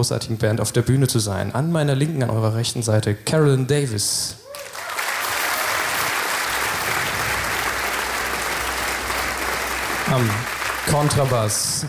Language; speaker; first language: German; native; German